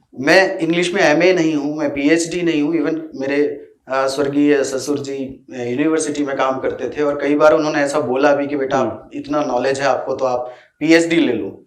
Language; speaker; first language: Hindi; native; Hindi